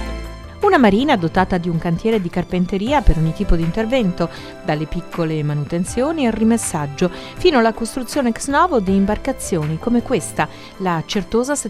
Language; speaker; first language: Italian; native; Italian